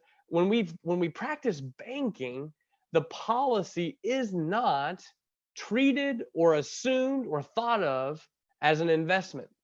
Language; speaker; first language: English; native; English